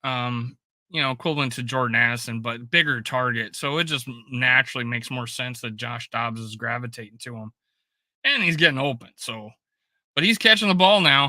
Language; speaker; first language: English; native; English